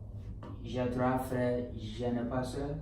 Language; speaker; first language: French; non-native, learner; English